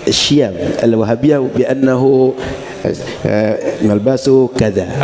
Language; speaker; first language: Arabic; non-native, fluent; Indonesian